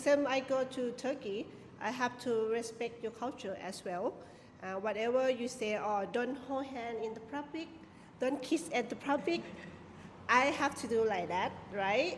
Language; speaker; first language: English; non-native, learner; Thai